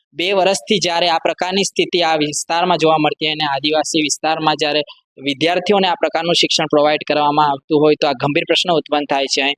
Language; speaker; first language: Gujarati; native; Gujarati